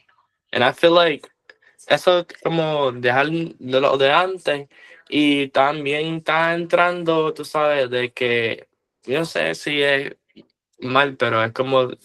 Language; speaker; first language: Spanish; early bilingual, heritage; Spanish